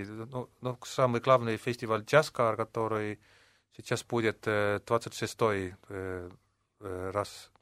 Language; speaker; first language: Russian; non-native, local second language; Estonian